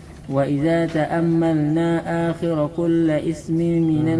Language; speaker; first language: Arabic; non-native, learner; Indonesian